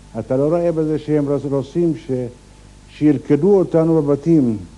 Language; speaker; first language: Hebrew; non-native, fluent; Arabic